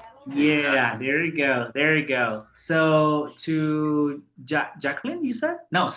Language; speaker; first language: English; non-native, fluent; Spanish